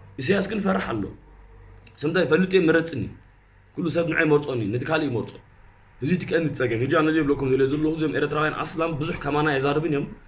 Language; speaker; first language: Tigrinya; early bilingual, heritage; Tigrinya